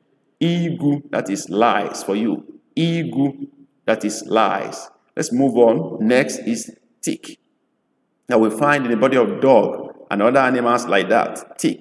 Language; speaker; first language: English; non-native, local second language; Igbo